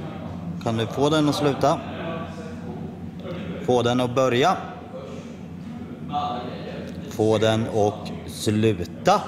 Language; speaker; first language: Swedish; native; Swedish